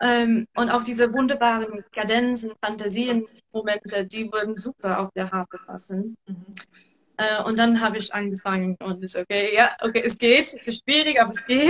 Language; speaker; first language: German; non-native, fluent; English